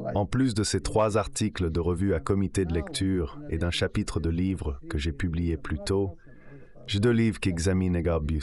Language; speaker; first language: French; non-native, fluent; Ukrainian